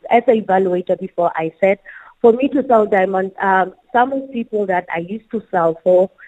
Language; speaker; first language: English; non-native, local second language; Southern Sotho